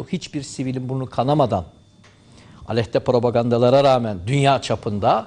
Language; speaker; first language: Turkish; native; Turkish